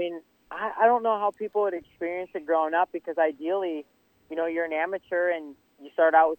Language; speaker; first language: English; native; English